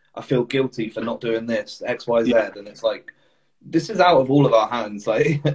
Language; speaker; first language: English; native; English